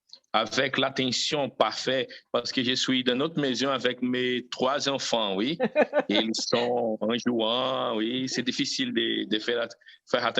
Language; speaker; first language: French; non-native, learner; Portuguese